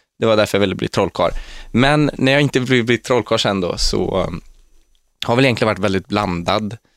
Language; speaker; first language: Swedish; native; Swedish